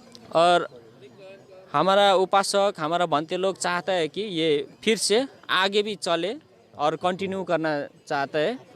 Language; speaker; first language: Hindi; non-native, learner; Nepali